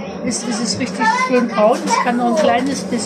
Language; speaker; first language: German; native; German